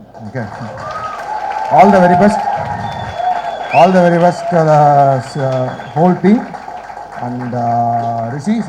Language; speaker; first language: Tamil; native; Tamil